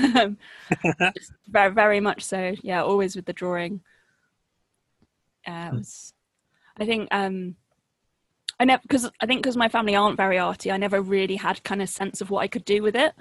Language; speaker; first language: English; native; English